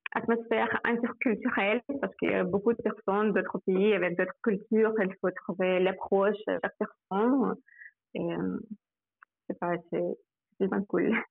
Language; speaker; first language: French; non-native, fluent; Russian